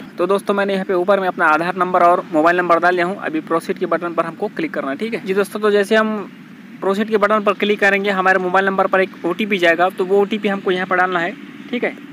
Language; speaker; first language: Hindi; non-native, local second language; Marathi